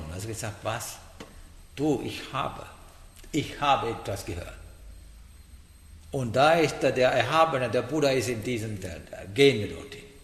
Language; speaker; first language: German; non-native, learner; Sinhala